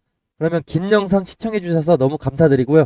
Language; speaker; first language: Korean; native; Korean